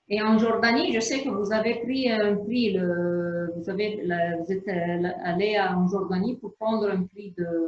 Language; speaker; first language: French; non-native, fluent; Arabic